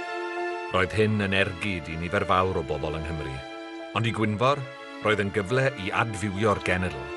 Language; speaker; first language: Welsh; native; Welsh